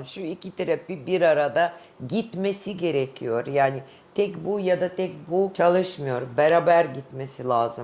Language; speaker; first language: Turkish; non-native, fluent; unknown